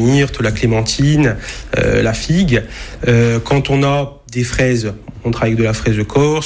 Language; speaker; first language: French; native; French